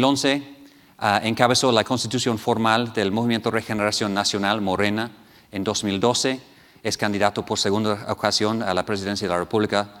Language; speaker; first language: Spanish; non-native, fluent; English